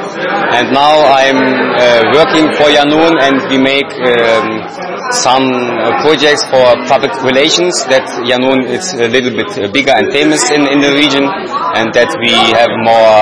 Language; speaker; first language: English; non-native, learner; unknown